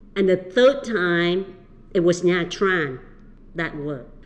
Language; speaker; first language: English; early bilingual, other home language; Vietnamese